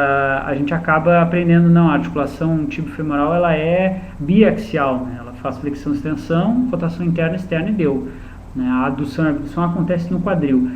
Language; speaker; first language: Portuguese; native; Portuguese